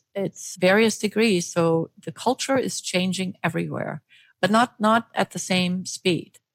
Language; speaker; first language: English; non-native, fluent; German